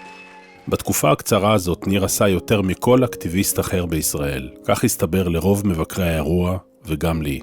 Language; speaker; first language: Hebrew; native; Hebrew